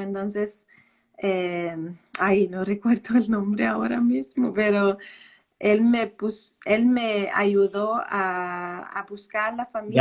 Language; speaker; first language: Spanish; non-native, fluent; Danish